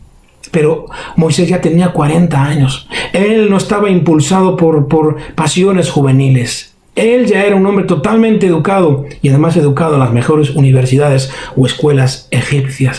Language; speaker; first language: Spanish; native; Spanish